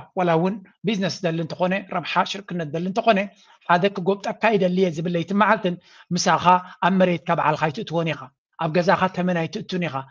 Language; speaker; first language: Tigrinya; native; Tigrinya